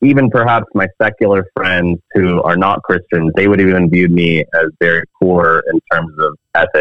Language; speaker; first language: English; native; English